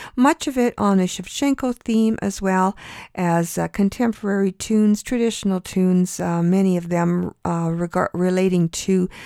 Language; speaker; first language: English; early bilingual, other home language; Ukrainian